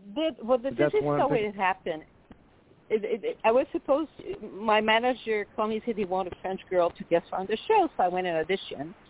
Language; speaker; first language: English; non-native, fluent; French